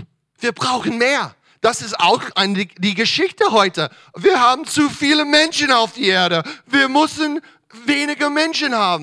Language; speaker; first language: German; non-native, fluent; English